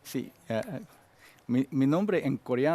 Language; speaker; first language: Spanish; non-native, learner; Korean